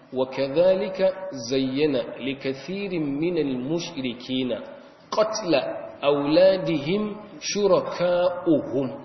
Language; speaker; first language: Arabic; non-native, fluent; Hausa